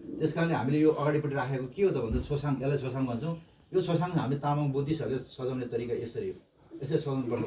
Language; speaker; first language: Nepali; non-native, local second language; Eastern Tamang